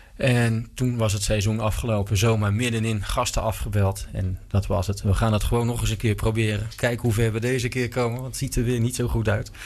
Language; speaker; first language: Dutch; native; Dutch